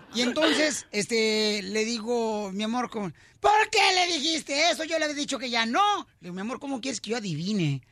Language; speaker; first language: Spanish; native; Spanish